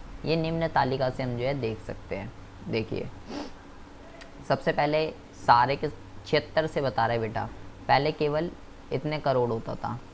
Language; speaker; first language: Hindi; native; Hindi